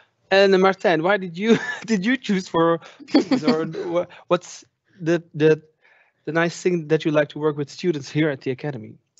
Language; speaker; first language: English; non-native, fluent; Dutch